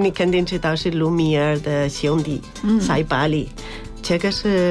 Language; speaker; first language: Chinese; non-native, learner; Spanish